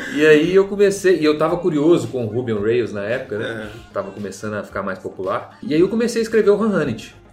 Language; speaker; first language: Portuguese; native; Portuguese